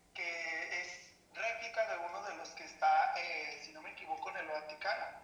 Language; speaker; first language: Spanish; native; Spanish